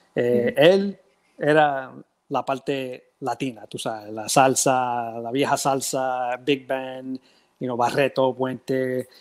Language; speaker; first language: Spanish; early bilingual, heritage; Spanish